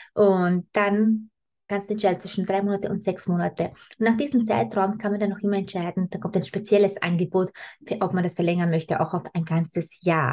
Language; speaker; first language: German; native; German